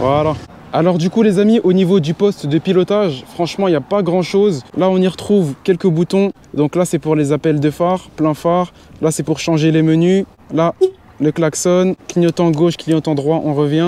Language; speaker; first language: French; native; French